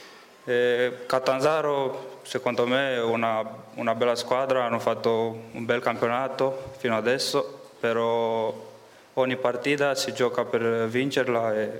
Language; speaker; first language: Italian; non-native, fluent; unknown